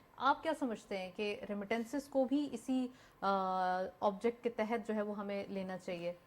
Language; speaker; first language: Urdu; native; Urdu